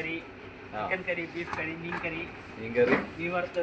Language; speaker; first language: Malayalam; non-native, learner; Hindi